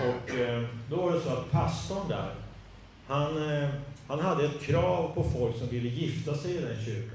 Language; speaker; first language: Swedish; native; Swedish